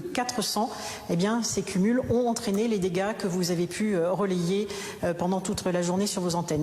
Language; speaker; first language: French; native; French